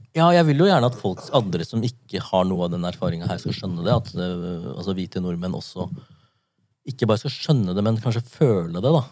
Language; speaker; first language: Norwegian; early bilingual, other home language; Japanese